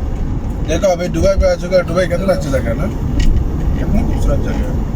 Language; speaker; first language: Hindi; non-native, learner; Bangla